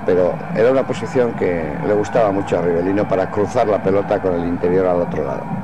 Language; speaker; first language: Spanish; native; Spanish